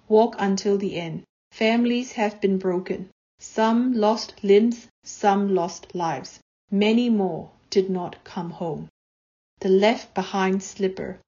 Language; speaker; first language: English; non-native, fluent; Burmese